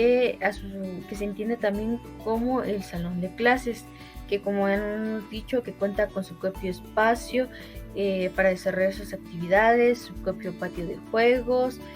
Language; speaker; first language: Spanish; native; Spanish